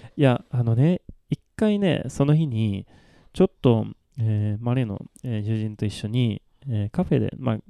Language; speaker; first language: Japanese; non-native, fluent; Swedish